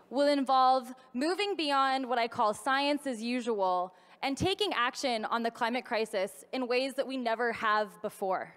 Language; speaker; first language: English; native; English